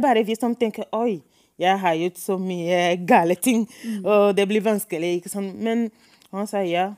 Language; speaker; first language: Norwegian; non-native, fluent; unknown